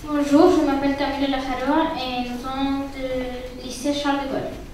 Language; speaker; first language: French; non-native, learner; Spanish